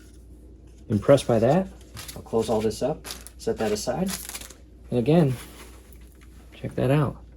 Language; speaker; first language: English; native; English